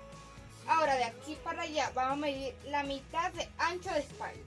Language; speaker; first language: Spanish; native; Spanish